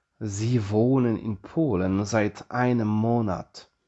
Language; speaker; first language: German; non-native, fluent; Polish